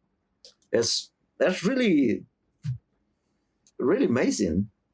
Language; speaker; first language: English; non-native, learner; Spanish